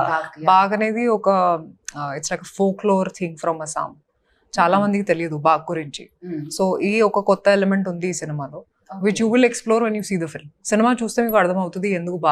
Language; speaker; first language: Telugu; non-native, fluent; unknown